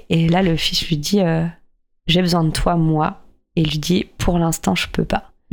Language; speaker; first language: French; native; French